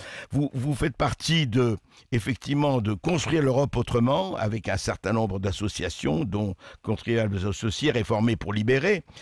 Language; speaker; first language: French; native; French